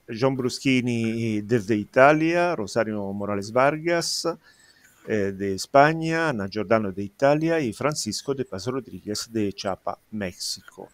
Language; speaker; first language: Spanish; non-native, fluent; Italian